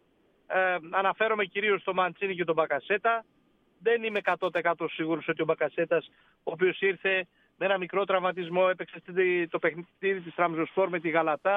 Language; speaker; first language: Greek; native; Greek